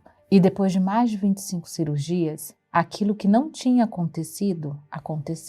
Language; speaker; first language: Portuguese; native; Portuguese